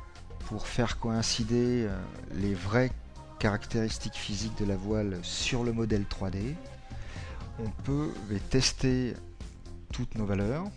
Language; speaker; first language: French; native; French